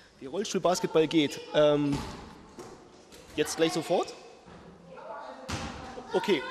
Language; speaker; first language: German; native; German